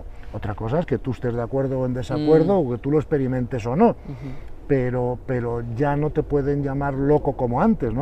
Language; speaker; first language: Spanish; native; Spanish